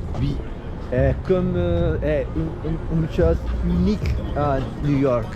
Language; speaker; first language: French; non-native, learner; Spanish